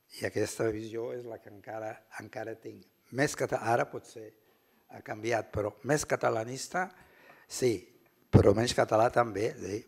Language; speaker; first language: Catalan; early bilingual, heritage; Catalan